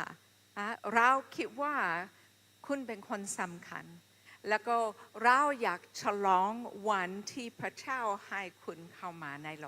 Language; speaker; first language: Thai; non-native, fluent; English